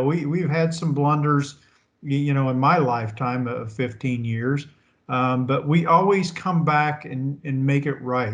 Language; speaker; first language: English; native; English